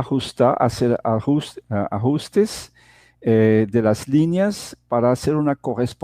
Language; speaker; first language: Spanish; non-native, fluent; Portuguese